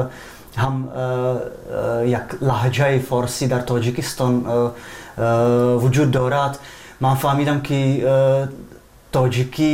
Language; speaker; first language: Persian; non-native, fluent; Czech